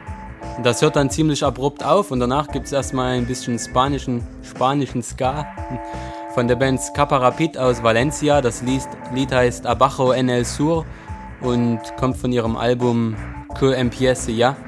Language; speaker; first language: German; native; German